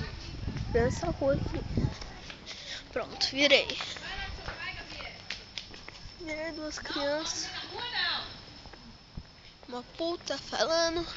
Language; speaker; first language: Portuguese; native; Portuguese